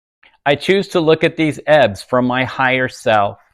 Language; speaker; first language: English; native; English